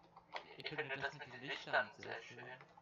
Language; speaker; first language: German; native; German